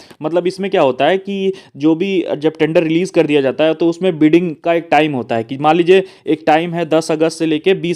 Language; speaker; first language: Hindi; native; Hindi